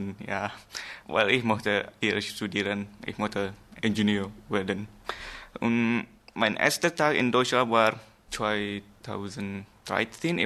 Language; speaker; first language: German; non-native, learner; Indonesian